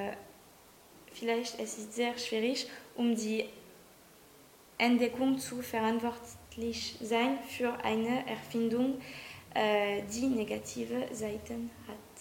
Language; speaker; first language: German; non-native, learner; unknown